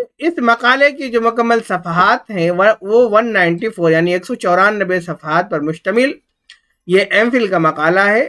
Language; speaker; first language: Urdu; native; Urdu